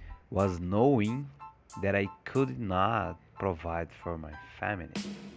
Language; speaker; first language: English; non-native, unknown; Portuguese